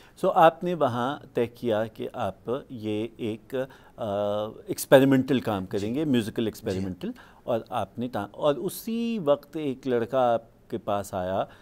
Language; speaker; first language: Urdu; native; Urdu